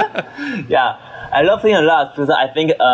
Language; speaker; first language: English; non-native, learner; Chinese